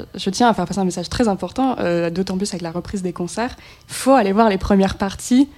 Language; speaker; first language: French; native; French